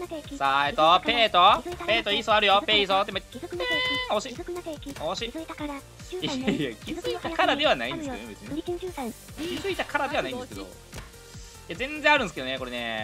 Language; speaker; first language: Japanese; native; Japanese